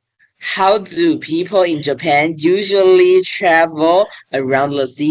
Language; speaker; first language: English; non-native, learner; Chinese